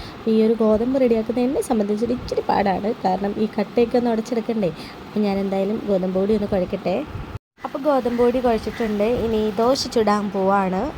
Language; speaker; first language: Malayalam; native; Malayalam